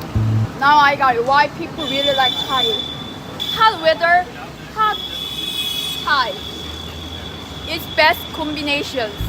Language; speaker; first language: English; non-native, learner; Korean